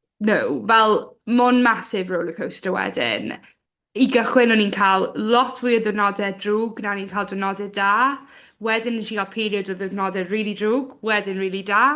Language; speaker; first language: Welsh; native; Welsh